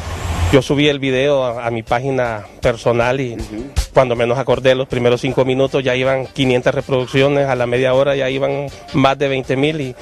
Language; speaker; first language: Spanish; native; Spanish